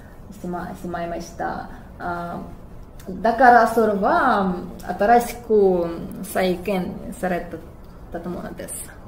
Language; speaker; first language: Japanese; non-native, fluent; Russian